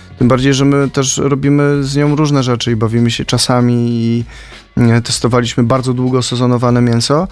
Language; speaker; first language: Polish; native; Polish